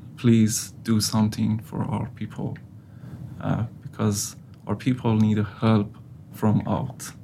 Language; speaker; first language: English; non-native, learner; Persian